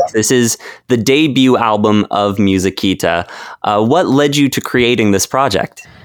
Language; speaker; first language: English; native; English